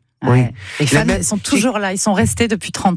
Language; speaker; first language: French; native; French